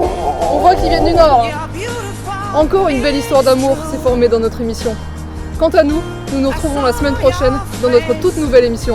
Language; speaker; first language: French; native; French